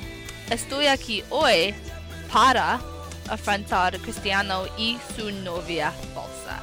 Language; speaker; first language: Spanish; non-native, learner; English